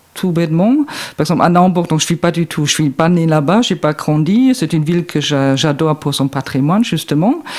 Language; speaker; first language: French; non-native, fluent; German